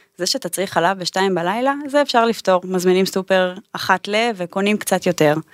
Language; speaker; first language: Hebrew; native; Hebrew